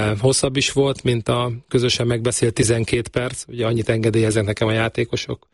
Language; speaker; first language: Hungarian; native; Hungarian